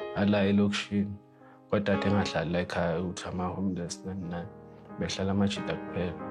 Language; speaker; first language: Zulu; native; Zulu